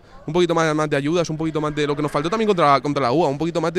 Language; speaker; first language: Spanish; native; Spanish